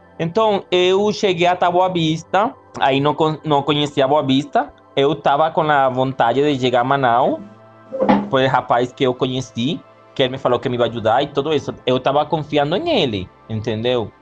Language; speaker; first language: Portuguese; non-native, learner; Spanish